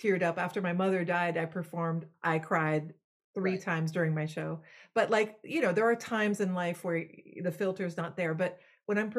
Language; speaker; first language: English; non-native, fluent; French